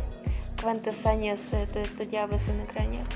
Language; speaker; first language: Spanish; non-native, learner; Ukrainian